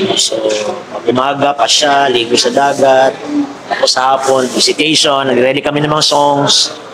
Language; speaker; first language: Filipino; native; Filipino